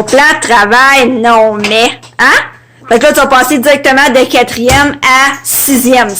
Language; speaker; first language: French; native; French